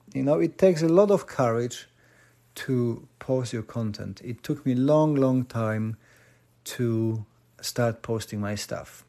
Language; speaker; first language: English; non-native, fluent; Polish